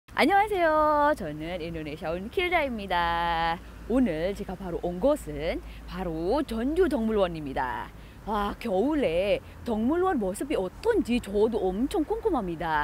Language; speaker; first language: Korean; non-native, fluent; Indonesian